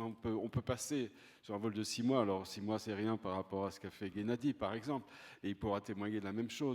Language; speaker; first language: French; native; French